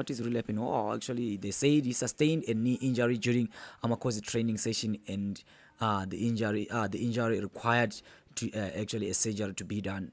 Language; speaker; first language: English; non-native, local second language; Zulu